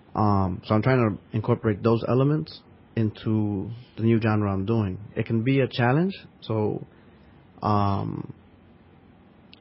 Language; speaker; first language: English; early bilingual, other home language; Spanish